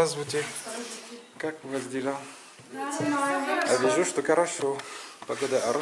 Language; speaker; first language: Russian; non-native, learner; French